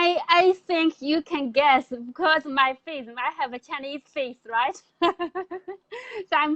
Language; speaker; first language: English; non-native, learner; Chinese